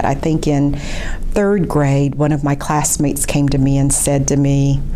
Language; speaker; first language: English; native; English